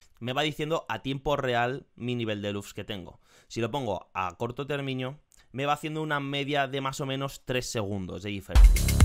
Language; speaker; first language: Spanish; native; Spanish